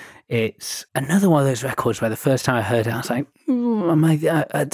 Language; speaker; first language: English; native; English